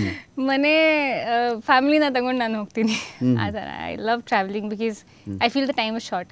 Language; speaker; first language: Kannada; non-native, fluent; Hindi